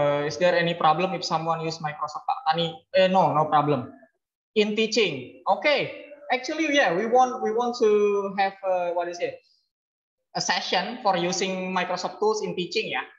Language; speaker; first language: English; non-native, fluent; Indonesian